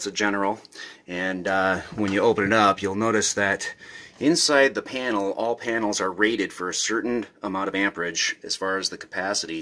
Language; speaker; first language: English; native; English